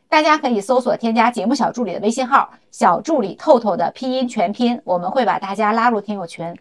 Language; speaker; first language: Chinese; native; Chinese